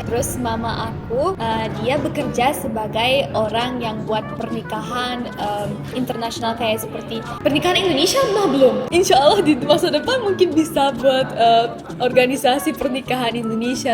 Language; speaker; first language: Indonesian; non-native, fluent; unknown